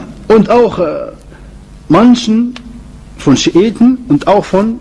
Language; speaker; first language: German; non-native, learner; Arabic